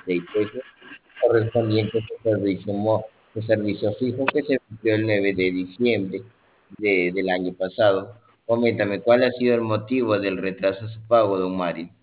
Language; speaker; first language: Spanish; native; Spanish